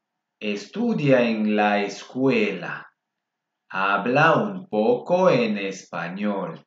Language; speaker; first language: Spanish; non-native, fluent; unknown